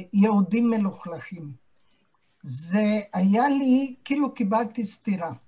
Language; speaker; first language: Hebrew; non-native, fluent; Hungarian